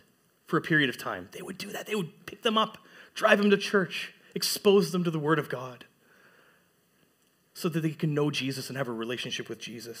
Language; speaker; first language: English; native; English